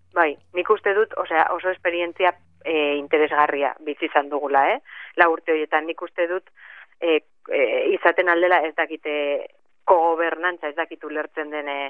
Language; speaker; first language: Basque; non-native, local second language; Spanish